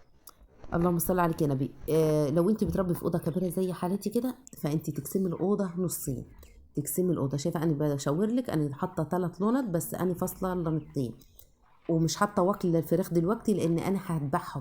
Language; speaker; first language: Arabic; native; Arabic